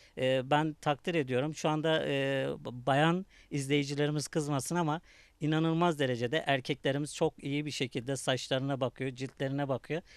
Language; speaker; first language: Turkish; native; Turkish